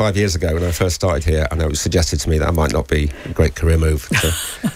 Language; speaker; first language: English; native; English